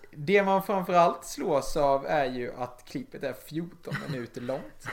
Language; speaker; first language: Swedish; native; Swedish